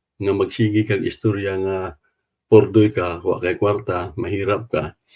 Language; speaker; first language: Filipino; non-native, local second language; Cebuano